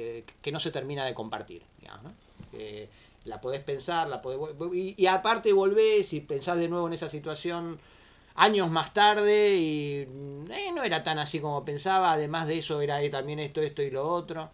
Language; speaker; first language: Spanish; native; Spanish